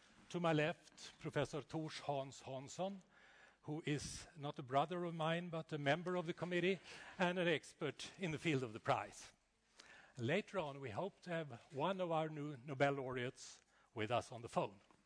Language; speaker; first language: English; non-native, fluent; Swedish